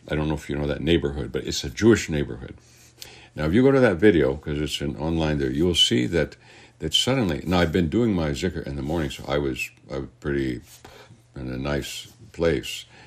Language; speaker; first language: English; native; English